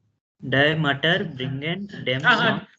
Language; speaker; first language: German; non-native, learner; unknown